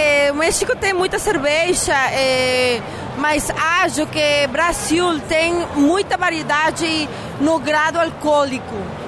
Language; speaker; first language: Portuguese; non-native, fluent; Spanish